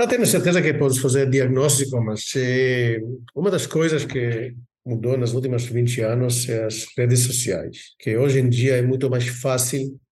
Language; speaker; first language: Portuguese; non-native, fluent; Hebrew